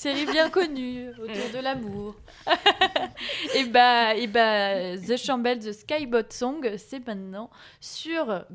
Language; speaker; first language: French; native; French